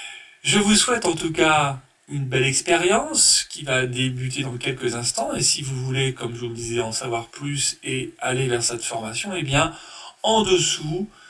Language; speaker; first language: French; native; French